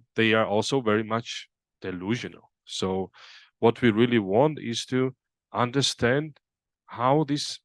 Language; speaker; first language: English; non-native, fluent; Georgian